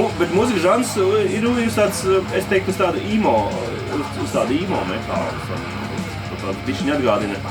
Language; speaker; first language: Latvian; native; Latvian